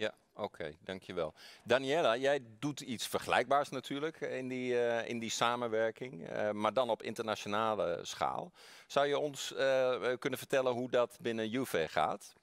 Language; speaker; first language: Dutch; native; Dutch